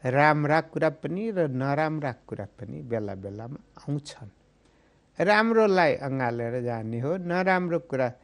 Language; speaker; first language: Nepali; native; Nepali